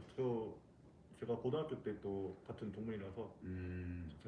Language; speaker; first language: Korean; native; Korean